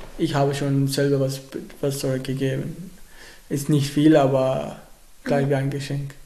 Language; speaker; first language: German; non-native, learner; Arabic